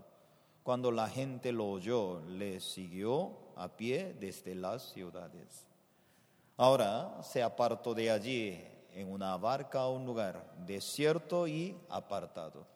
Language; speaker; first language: Spanish; non-native, fluent; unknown